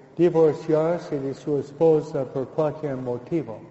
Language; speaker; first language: Spanish; non-native, fluent; English